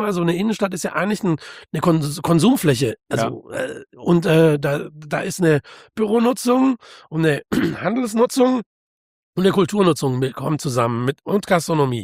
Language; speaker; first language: German; native; German